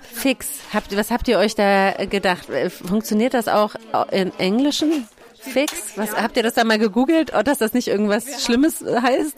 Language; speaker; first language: German; native; German